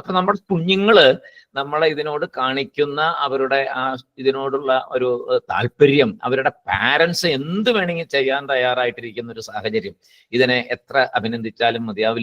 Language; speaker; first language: Malayalam; native; Malayalam